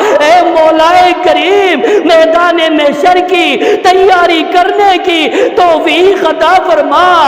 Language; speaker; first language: Urdu; non-native, local second language; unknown